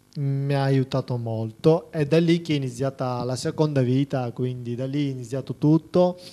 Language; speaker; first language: Italian; non-native, fluent; Persian